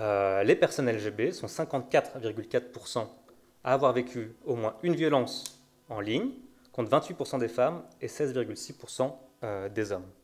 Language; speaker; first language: French; native; French